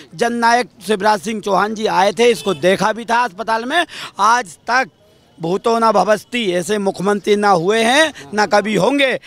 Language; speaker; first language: Hindi; native; Hindi